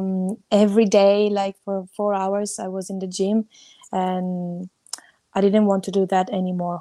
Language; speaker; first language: English; non-native, fluent; Italian